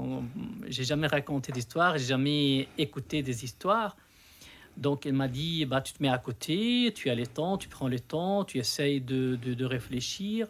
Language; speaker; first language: French; non-native, local second language; Arabic